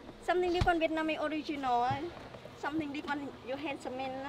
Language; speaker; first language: English; non-native, learner; Vietnamese